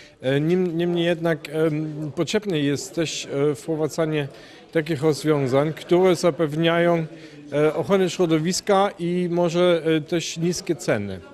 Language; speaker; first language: Polish; non-native, fluent; German